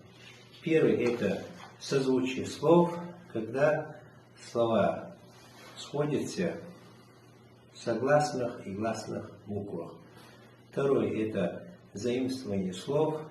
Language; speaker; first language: Russian; non-native, local second language; Chechen